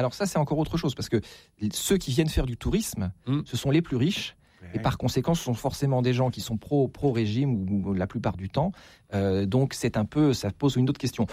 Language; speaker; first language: French; native; French